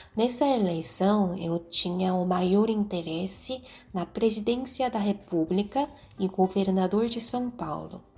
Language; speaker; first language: Portuguese; non-native, fluent; Korean